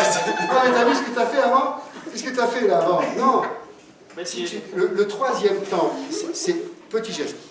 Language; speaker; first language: French; native; French